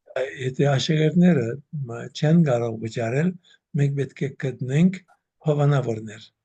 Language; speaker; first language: Armenian; early bilingual, heritage; Armenian